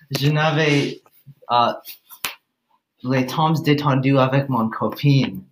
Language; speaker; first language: French; non-native, learner; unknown